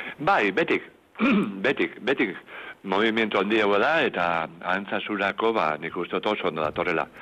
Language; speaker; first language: Basque; native; Basque